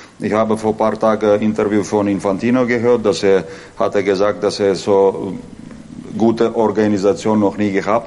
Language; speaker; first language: German; non-native, learner; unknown